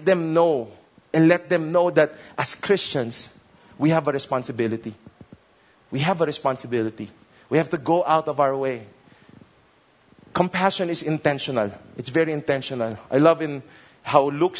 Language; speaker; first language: English; non-native, local second language; Filipino